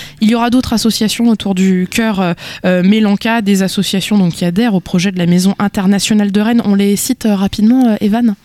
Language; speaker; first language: French; native; French